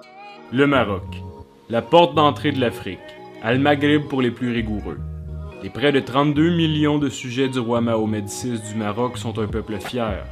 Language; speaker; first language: French; native; French